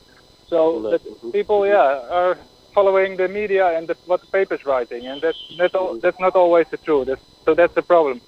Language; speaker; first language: English; non-native, fluent; Dutch